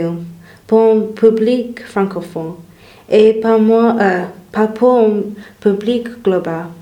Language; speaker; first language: French; non-native, learner; English